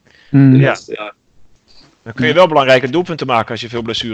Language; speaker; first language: Dutch; native; Dutch